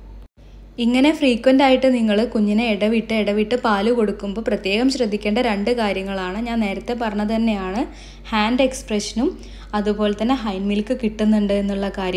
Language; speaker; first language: Malayalam; native; Malayalam